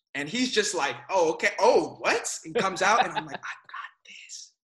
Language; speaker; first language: English; native; English